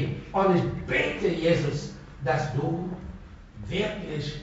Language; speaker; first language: German; non-native, fluent; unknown